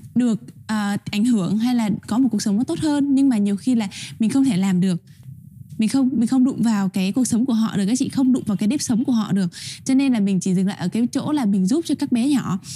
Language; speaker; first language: Vietnamese; native; Vietnamese